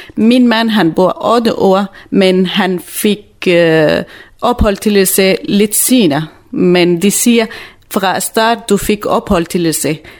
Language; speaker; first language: Danish; non-native, learner; Kurdish